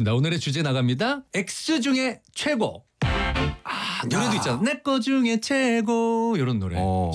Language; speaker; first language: Korean; native; Korean